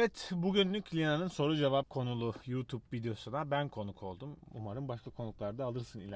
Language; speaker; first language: Turkish; native; Turkish